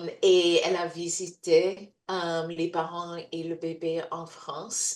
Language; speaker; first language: French; non-native, fluent; English